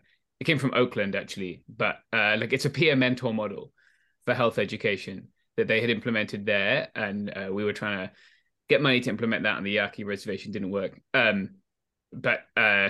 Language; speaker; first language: English; native; English